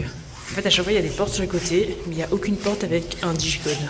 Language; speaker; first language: French; native; French